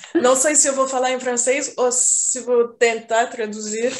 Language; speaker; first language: Portuguese; non-native, fluent; French